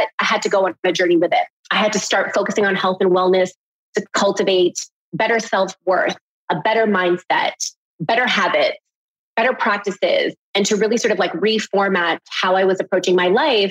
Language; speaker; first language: English; native; English